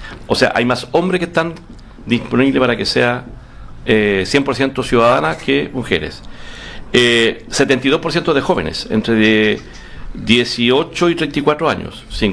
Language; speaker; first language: Spanish; native; Spanish